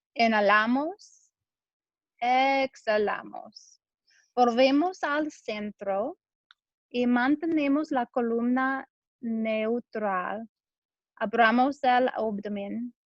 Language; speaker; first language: Spanish; non-native, learner; English